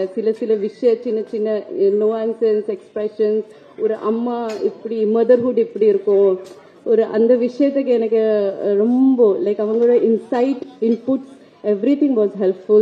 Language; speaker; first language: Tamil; non-native, learner; Marathi